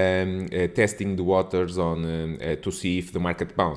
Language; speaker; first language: English; non-native, fluent; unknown